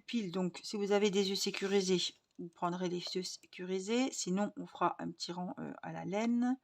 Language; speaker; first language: French; native; French